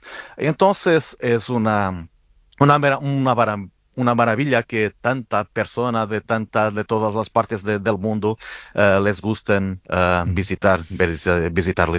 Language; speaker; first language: Spanish; non-native, fluent; Portuguese